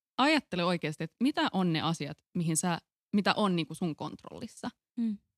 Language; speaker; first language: Finnish; non-native, local second language; Swedish